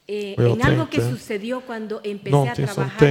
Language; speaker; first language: Swedish; non-native, learner; Spanish